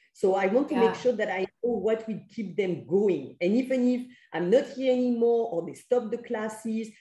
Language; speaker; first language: English; non-native, fluent; French